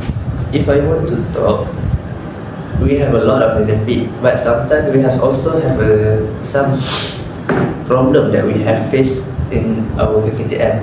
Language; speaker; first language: English; non-native, learner; Malay